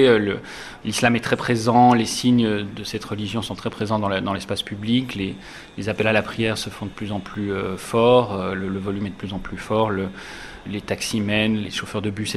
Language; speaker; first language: French; native; French